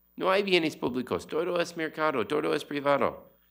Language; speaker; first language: Spanish; non-native, learner; English